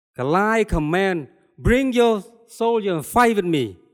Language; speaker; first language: English; non-native, fluent; Khmer